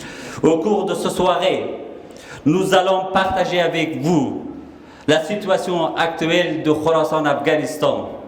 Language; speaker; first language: French; non-native, fluent; Persian